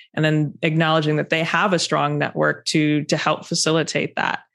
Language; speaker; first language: English; native; English